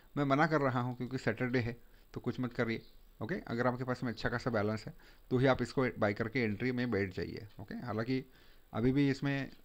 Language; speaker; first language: Hindi; non-native, local second language; Marathi